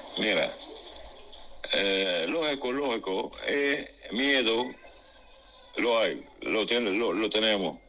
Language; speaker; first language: Spanish; non-native, fluent; Arabic